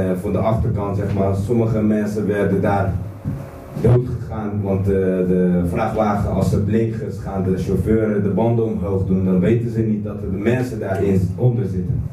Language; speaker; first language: Dutch; non-native, fluent; Kurdish